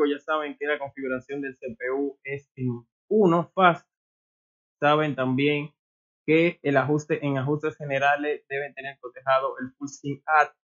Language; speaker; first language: Spanish; native; Spanish